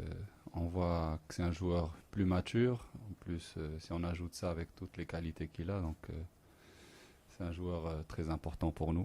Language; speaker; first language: French; non-native, local second language; Arabic